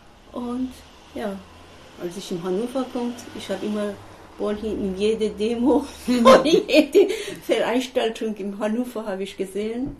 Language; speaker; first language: German; non-native, learner; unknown